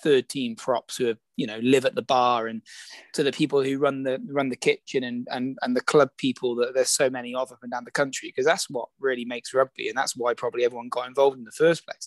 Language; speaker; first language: English; native; English